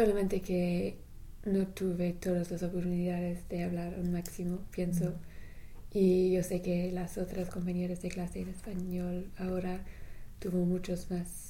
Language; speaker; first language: Spanish; non-native, fluent; English